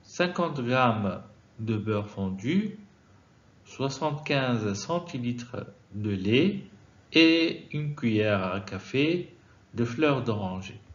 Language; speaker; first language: French; non-native, fluent; Arabic